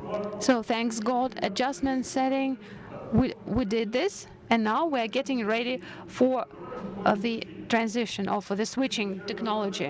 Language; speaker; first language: English; non-native, fluent; Russian